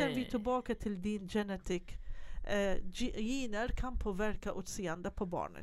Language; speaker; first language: Swedish; non-native, fluent; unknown